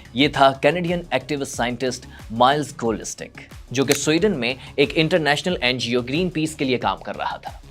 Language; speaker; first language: Urdu; native; Urdu